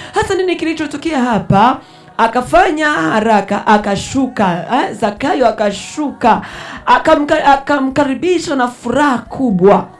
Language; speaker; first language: Swahili; non-native, local second language; Rundi